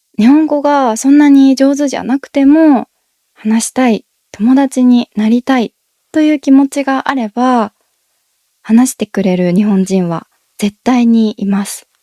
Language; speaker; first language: Japanese; native; Japanese